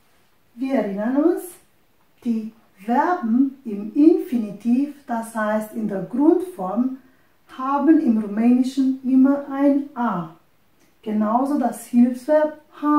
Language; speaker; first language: German; non-native, fluent; Romanian